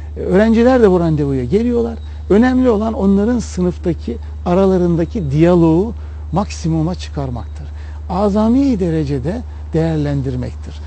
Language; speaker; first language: Turkish; native; Turkish